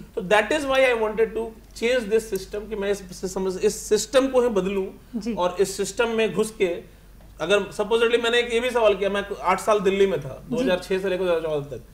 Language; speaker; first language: Hindi; native; Hindi